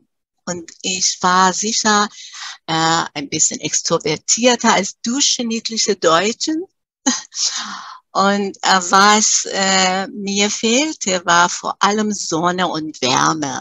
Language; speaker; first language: German; early bilingual, other home language; Persian